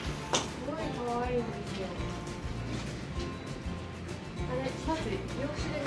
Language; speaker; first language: Japanese; native; Japanese